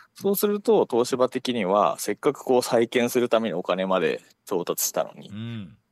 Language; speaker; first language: Japanese; native; Japanese